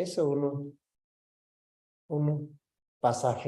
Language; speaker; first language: Spanish; non-native, learner; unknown